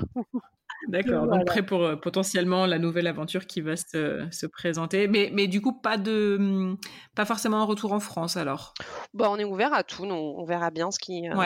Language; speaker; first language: French; native; French